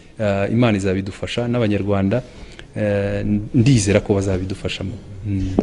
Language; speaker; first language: Kinyarwanda; early bilingual, heritage; Kinyarwanda